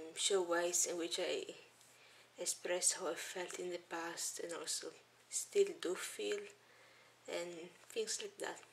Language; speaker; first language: English; early bilingual, other home language; Italian